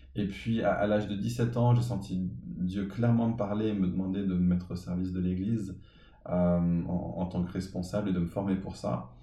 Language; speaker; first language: French; early bilingual, other home language; English